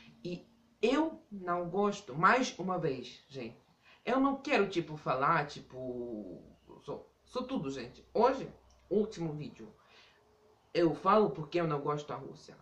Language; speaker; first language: Portuguese; non-native, fluent; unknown